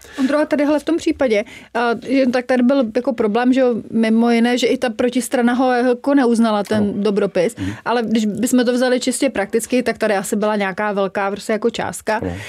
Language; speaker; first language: Czech; native; Czech